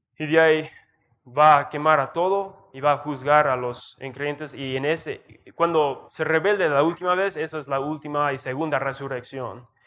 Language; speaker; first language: Spanish; non-native, learner; English